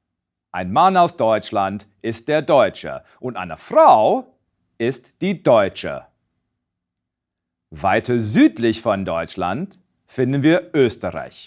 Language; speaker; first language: German; non-native, fluent; English